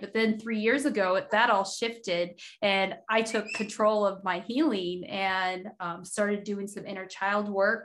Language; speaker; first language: English; early bilingual, other home language; Haitian Creole